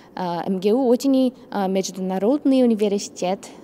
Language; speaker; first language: Russian; non-native, fluent; Japanese